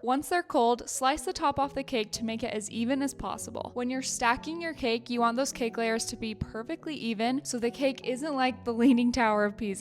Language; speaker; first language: English; native; English